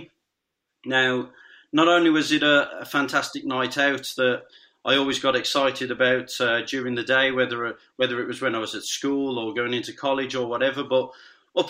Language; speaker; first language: English; native; English